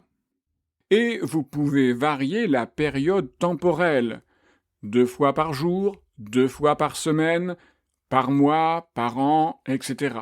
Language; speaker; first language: French; native; French